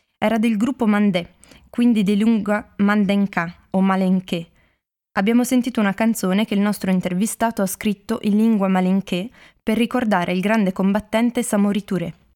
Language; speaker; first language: Italian; native; Italian